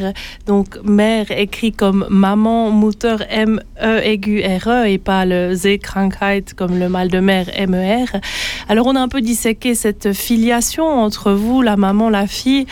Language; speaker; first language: French; native; French